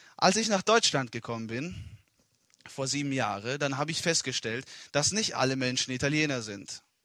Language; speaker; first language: German; non-native, fluent; Italian